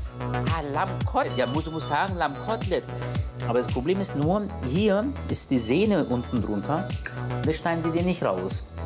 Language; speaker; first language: German; early bilingual, other home language; Turkish